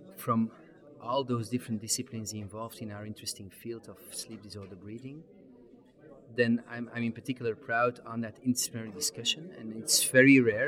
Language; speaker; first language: English; non-native, fluent; Dutch